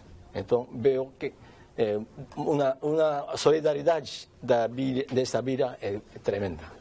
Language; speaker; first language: Portuguese; non-native, learner; Japanese